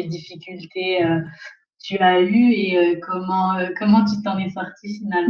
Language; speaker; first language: French; native; French